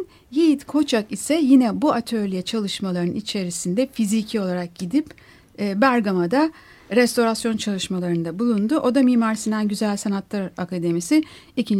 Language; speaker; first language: Turkish; native; Turkish